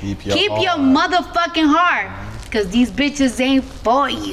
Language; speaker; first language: English; native; English